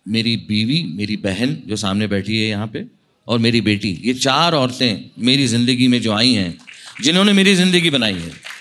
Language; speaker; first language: Hindi; non-native, local second language; Marathi